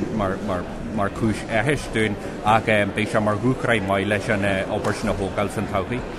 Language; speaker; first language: Irish; native; Irish